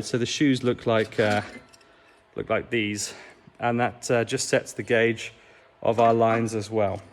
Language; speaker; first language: English; native; English